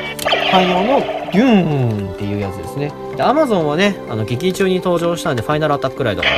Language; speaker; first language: Japanese; native; Japanese